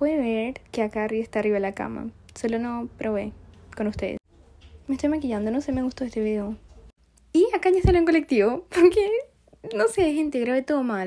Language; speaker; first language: Spanish; non-native, fluent; Portuguese